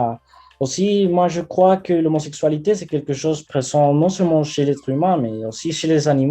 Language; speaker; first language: French; non-native, fluent; Spanish